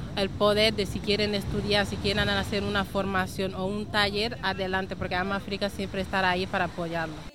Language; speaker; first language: Spanish; early bilingual, other home language; Wolof